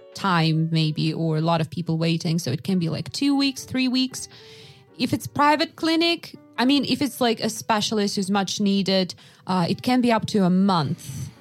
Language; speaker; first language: English; non-native, fluent; Russian